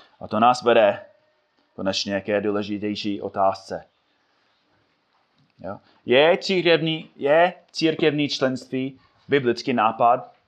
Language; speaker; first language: Czech; non-native, fluent; English